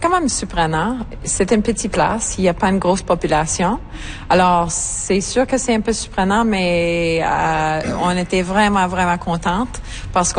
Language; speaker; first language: French; native; French